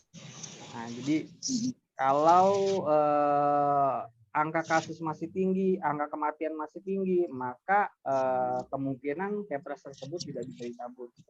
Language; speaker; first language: Indonesian; native; Indonesian